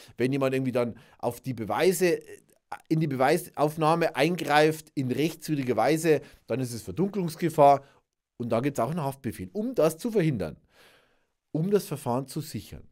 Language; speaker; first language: German; native; German